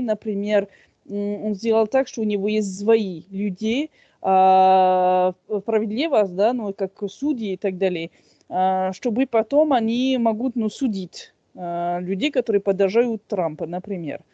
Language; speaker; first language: Russian; non-native, fluent; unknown